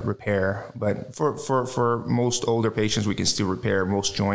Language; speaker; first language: English; non-native, fluent; Portuguese